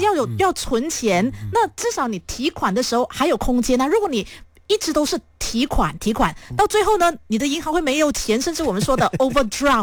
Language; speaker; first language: Chinese; native; Chinese